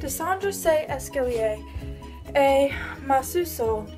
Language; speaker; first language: French; non-native, learner; English